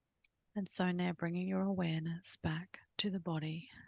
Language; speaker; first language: English; native; English